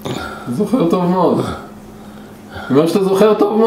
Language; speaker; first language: Hebrew; native; Hebrew